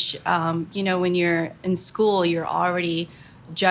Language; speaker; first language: English; native; English